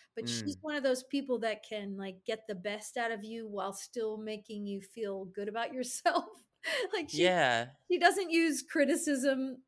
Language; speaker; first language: English; native; English